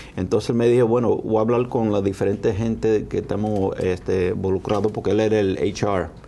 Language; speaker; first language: Spanish; early bilingual, heritage; Spanish